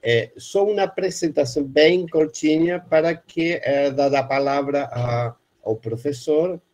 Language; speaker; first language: Portuguese; non-native, fluent; Spanish